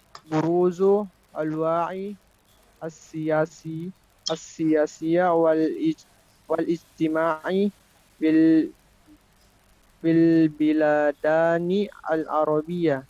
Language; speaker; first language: Arabic; non-native, learner; Indonesian